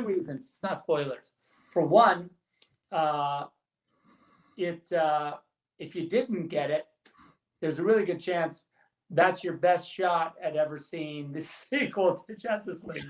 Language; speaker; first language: English; native; English